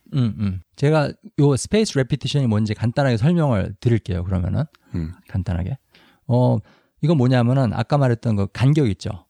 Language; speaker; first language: Korean; native; Korean